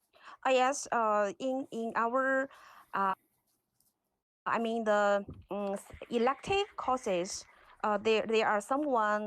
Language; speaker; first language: English; non-native, learner; Chinese